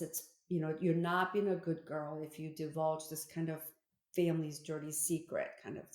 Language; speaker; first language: English; early bilingual, other home language; Korean